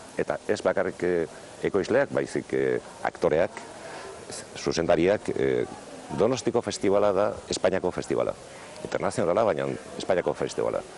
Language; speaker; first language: Basque; non-native, local second language; Spanish